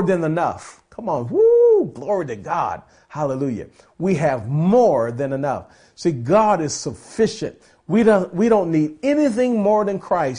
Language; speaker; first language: English; native; English